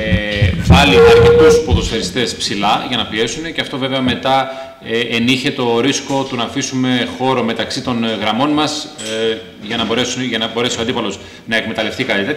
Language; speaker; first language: Greek; native; Greek